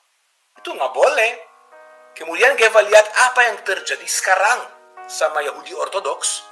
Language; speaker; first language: Indonesian; non-native, fluent; Hebrew